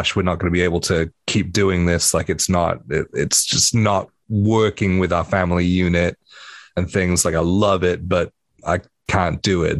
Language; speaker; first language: English; native; English